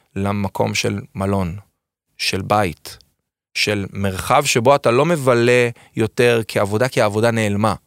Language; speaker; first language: Hebrew; native; Hebrew